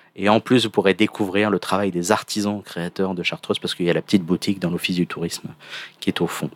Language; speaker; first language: French; native; French